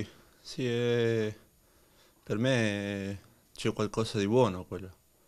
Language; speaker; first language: Italian; non-native, learner; Spanish